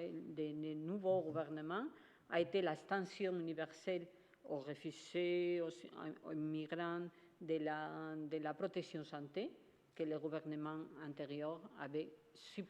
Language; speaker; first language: French; non-native, fluent; Spanish